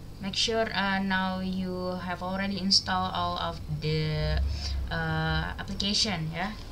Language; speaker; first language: English; non-native, learner; Indonesian